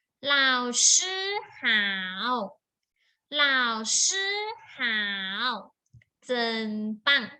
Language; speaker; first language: Chinese; non-native, fluent; Thai